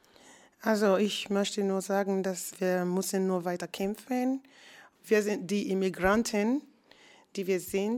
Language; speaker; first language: German; non-native, learner; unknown